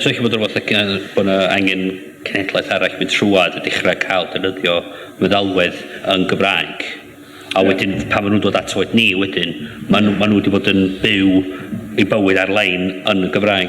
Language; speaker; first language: Welsh; native; Welsh